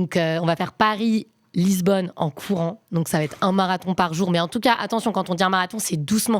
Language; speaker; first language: French; native; French